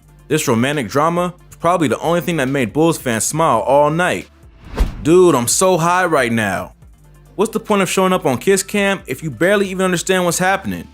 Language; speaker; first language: English; native; English